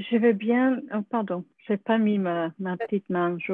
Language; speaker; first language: French; non-native, fluent; English